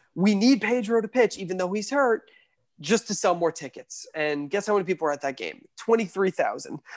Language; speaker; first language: English; native; English